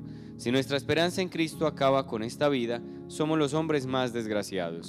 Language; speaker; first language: Spanish; native; Spanish